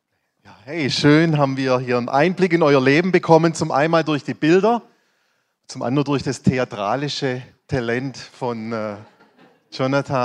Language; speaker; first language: German; native; German